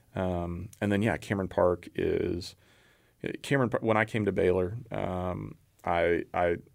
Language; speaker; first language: English; native; English